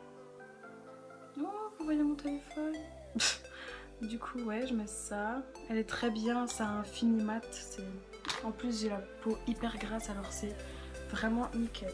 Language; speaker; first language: French; native; French